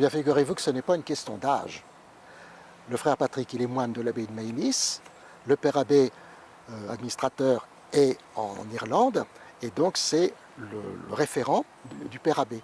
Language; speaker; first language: French; native; French